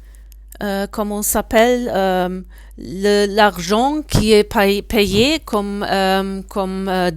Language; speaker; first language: French; non-native, learner; German